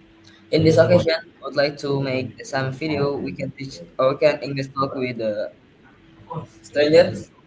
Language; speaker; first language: English; non-native, learner; Indonesian